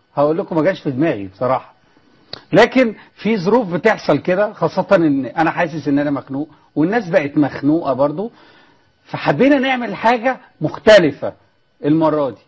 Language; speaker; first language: Arabic; native; Arabic